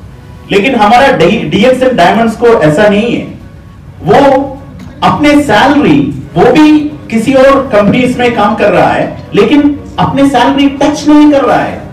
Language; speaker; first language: Hindi; non-native, fluent; Bangla